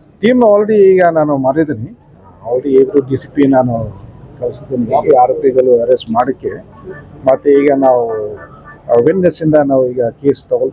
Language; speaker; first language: Kannada; non-native, local second language; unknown